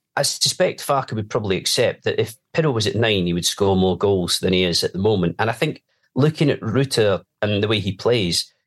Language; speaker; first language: English; native; English